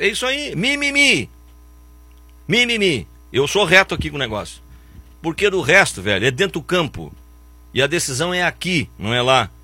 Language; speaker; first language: Portuguese; native; Portuguese